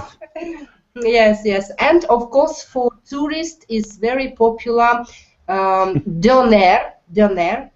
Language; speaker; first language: English; non-native, learner; Russian